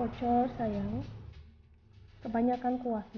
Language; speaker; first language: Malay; non-native, fluent; Russian